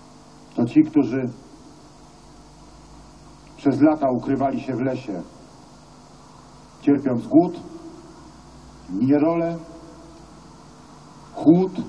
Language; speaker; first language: Polish; native; Polish